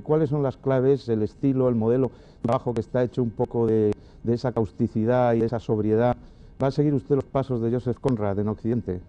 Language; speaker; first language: Spanish; native; Spanish